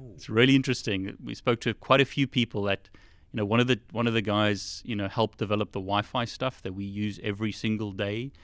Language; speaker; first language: English; native; English